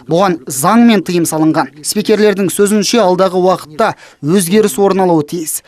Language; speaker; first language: Kazakh; native; Kazakh